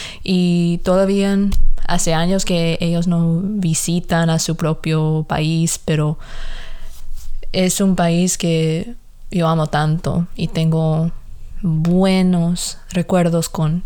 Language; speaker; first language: Spanish; early bilingual, heritage; Spanish